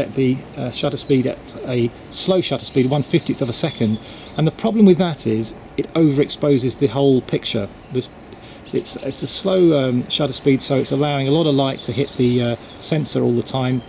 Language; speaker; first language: English; native; English